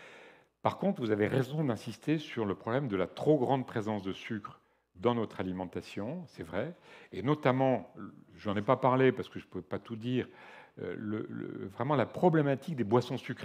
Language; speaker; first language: French; native; French